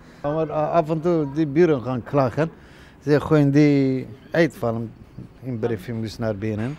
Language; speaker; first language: Dutch; non-native, learner; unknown